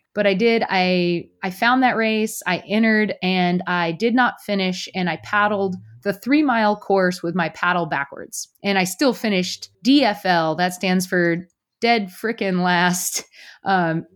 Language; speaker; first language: English; native; English